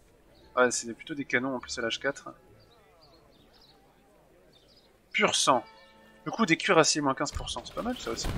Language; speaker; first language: French; native; French